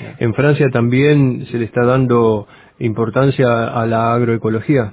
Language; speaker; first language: Spanish; native; Spanish